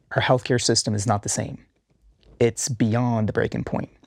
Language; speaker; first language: English; early bilingual, heritage; Arabic